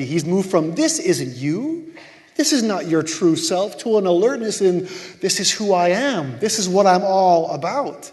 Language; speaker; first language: English; native; English